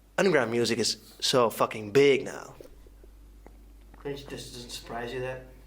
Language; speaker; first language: English; non-native, fluent; Dutch